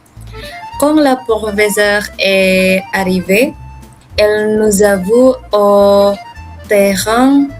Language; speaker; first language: French; non-native, learner; Indonesian